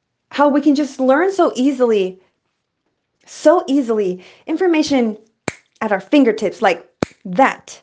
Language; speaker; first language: English; early bilingual, other home language; Spanish